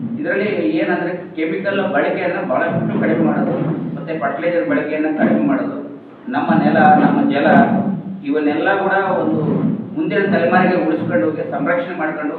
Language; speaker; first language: Kannada; native; Kannada